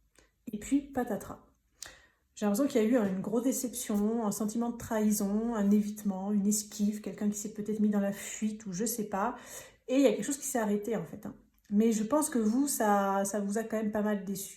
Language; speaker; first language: French; native; French